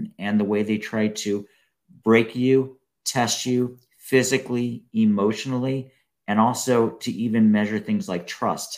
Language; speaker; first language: English; native; English